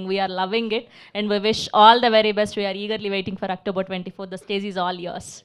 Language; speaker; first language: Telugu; native; Telugu